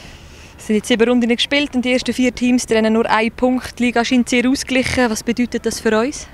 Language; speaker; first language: German; native; German